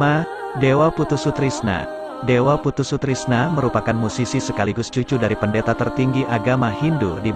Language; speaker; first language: Indonesian; native; Indonesian